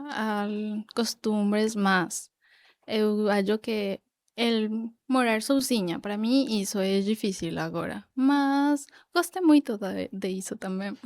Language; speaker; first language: Portuguese; non-native, learner; Spanish